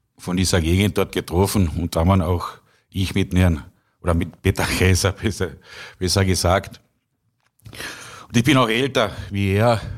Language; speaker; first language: German; native; German